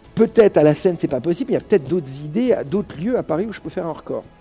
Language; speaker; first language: French; early bilingual, other home language; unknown